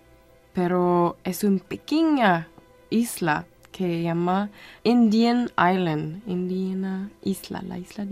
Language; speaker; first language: Spanish; non-native, learner; French